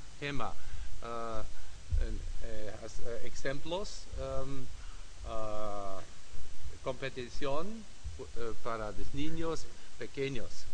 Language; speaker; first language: Spanish; non-native, learner; German